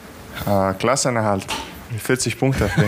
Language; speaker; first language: German; non-native, fluent; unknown